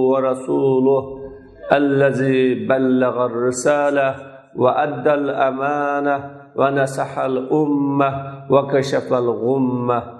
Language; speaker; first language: Arabic; non-native, fluent; Uzbek